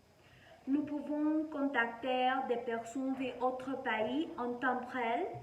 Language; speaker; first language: French; non-native, learner; Spanish